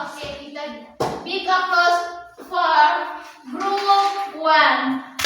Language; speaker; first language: English; non-native, learner; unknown